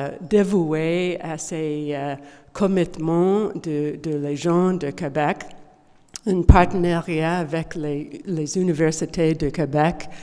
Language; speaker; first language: French; non-native, learner; English